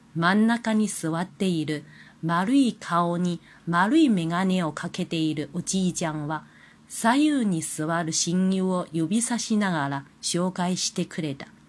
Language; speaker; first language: Japanese; non-native, fluent; Chinese